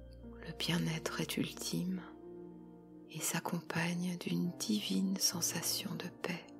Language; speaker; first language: French; native; French